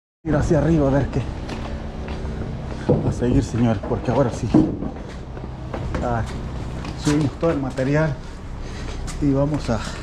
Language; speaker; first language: Spanish; native; Spanish